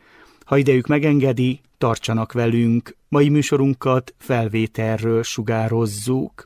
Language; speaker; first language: Hungarian; native; Hungarian